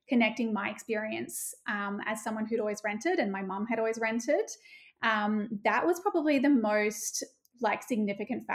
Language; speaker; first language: English; native; English